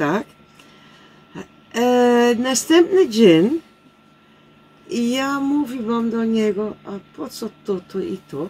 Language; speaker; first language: Polish; non-native, learner; Dutch